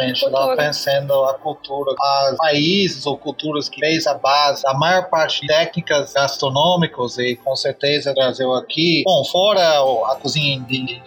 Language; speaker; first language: Portuguese; non-native, fluent; English